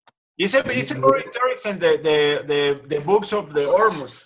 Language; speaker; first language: English; non-native, learner; Spanish